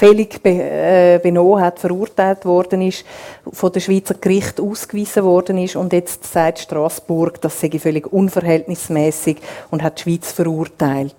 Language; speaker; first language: German; native; German